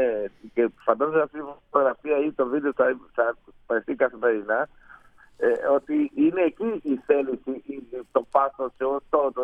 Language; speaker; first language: Greek; non-native, fluent; Spanish